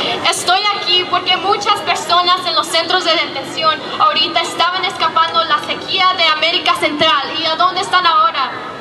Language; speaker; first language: Spanish; native; Spanish